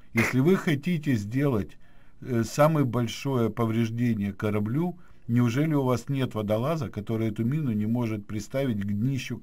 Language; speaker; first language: Russian; native; Russian